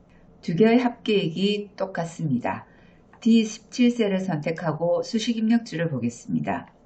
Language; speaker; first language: Korean; native; Korean